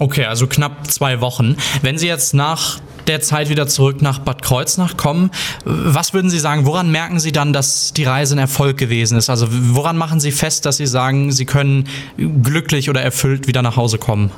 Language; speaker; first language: German; native; German